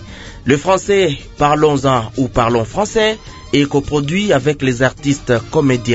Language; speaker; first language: French; non-native, local second language; Lingala